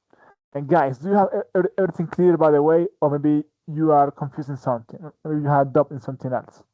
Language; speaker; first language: English; non-native, fluent; Spanish